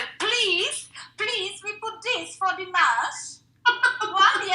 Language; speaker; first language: English; non-native, learner; Russian